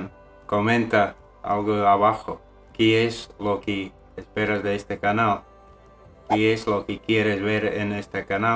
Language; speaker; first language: Spanish; non-native, fluent; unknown